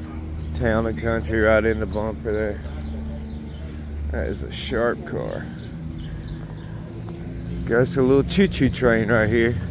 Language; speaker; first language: English; native; English